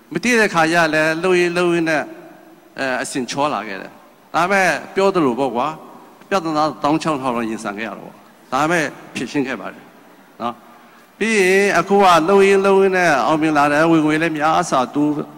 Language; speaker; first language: Burmese; non-native, local second language; Chinese